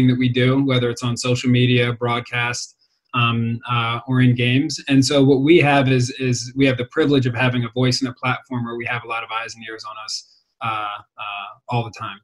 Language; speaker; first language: English; native; English